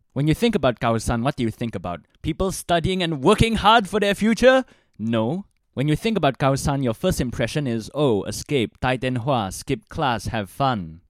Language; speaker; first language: English; non-native, local second language; Chinese